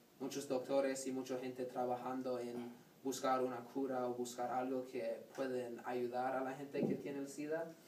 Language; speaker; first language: Spanish; non-native, learner; English